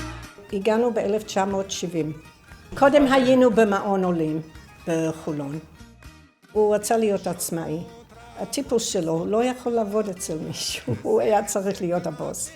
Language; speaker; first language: Hebrew; non-native, fluent; English